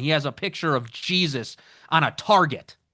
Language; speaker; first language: English; native; English